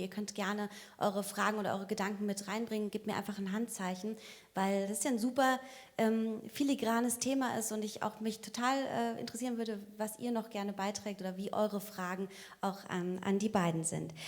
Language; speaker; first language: German; native; German